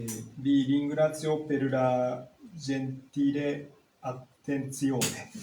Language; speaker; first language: Italian; non-native, learner; Japanese